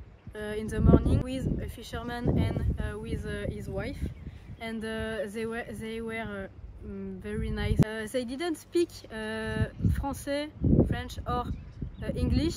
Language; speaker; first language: English; non-native, learner; French